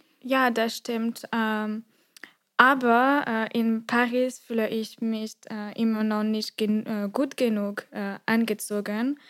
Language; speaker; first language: German; non-native, fluent; French